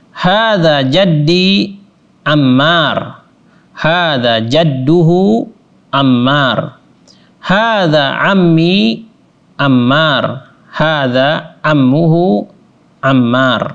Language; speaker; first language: Arabic; non-native, fluent; Indonesian